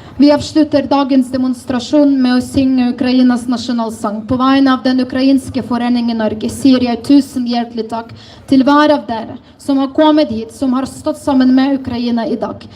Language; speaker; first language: Norwegian; non-native, fluent; Ukrainian